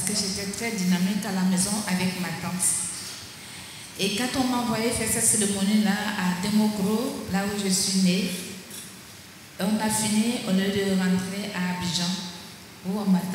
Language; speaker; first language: French; non-native, local second language; Baoulé